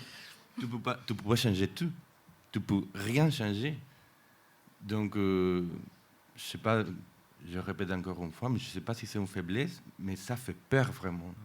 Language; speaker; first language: French; non-native, fluent; Spanish